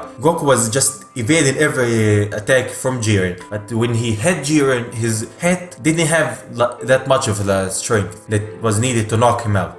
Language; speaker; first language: English; non-native, fluent; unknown